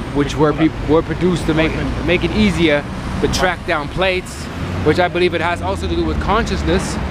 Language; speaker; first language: English; non-native, fluent; German